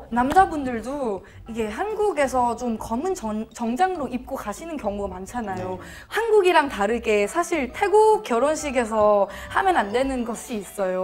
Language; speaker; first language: Korean; non-native, fluent; Thai